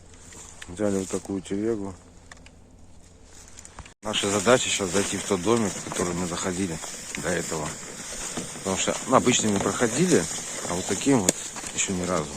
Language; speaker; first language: Russian; native; Russian